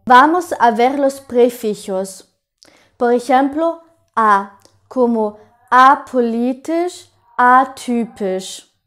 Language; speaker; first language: Spanish; non-native, fluent; German